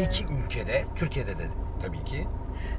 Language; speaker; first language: Turkish; native; Turkish